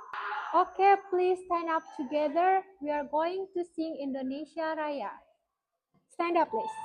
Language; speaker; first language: English; non-native, fluent; Indonesian